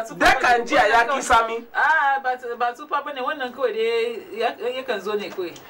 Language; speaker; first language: Hausa; non-native, local second language; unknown